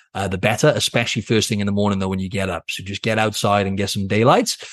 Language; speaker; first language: English; native; English